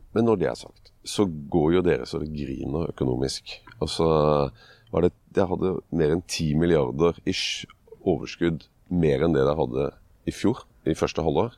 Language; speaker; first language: Norwegian; native; Norwegian